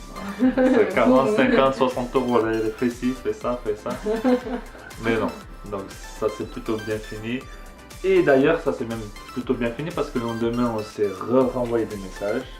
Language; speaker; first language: French; native; French